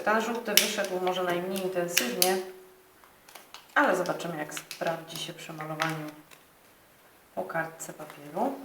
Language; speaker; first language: Polish; native; Polish